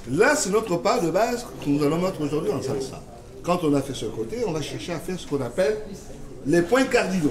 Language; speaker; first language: French; native; French